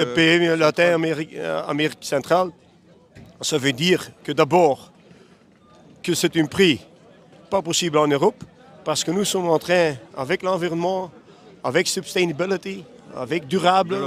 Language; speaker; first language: French; non-native, local second language; Dutch